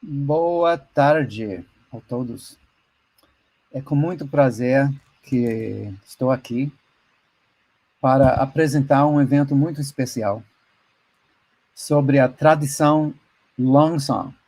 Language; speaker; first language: Portuguese; non-native, fluent; English